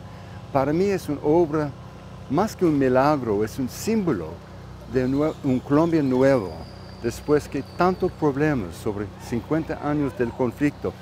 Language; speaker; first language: Spanish; non-native, fluent; English